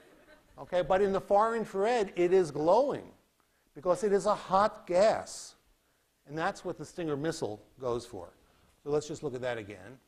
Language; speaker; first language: English; native; English